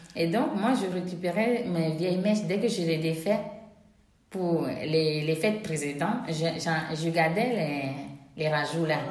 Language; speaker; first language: French; non-native, local second language; Ewe